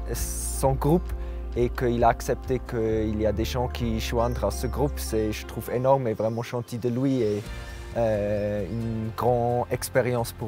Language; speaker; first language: French; non-native, local second language; German